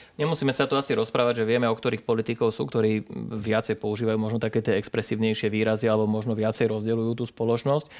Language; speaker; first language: Slovak; native; Slovak